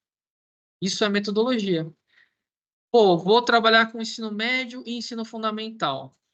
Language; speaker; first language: Portuguese; native; Portuguese